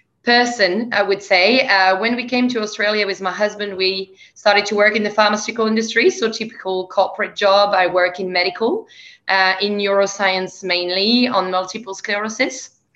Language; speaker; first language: English; non-native, fluent; French